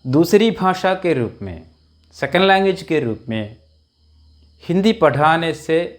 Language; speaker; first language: Hindi; non-native, local second language; Malayalam